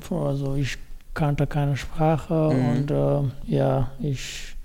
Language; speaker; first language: German; non-native, fluent; Persian